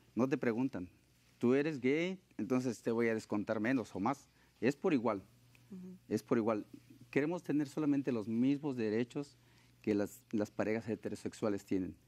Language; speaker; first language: Spanish; native; Spanish